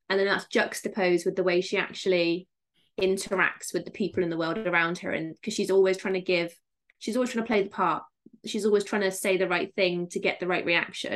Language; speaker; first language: English; native; English